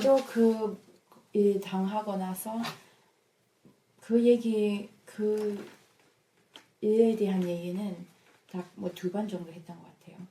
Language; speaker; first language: Korean; non-native, fluent; English